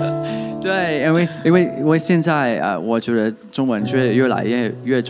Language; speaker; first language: Chinese; non-native, learner; Thai